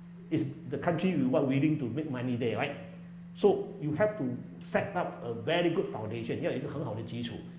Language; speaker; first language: English; non-native, local second language; Chinese